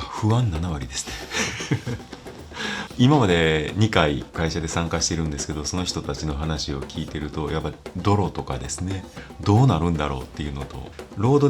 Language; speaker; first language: Japanese; native; Japanese